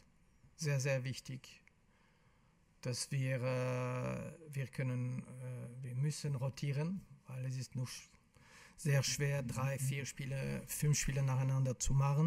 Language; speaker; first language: German; non-native, local second language; French